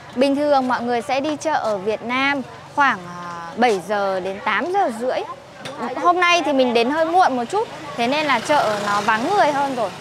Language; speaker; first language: Vietnamese; native; Vietnamese